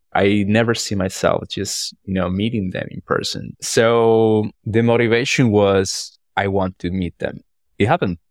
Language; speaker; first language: English; non-native, fluent; Spanish